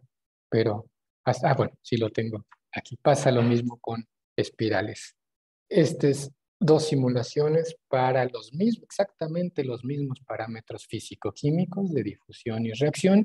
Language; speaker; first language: Spanish; native; Spanish